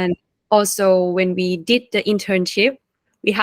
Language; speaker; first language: English; non-native, fluent; Thai